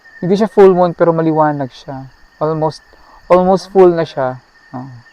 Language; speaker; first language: Filipino; native; Filipino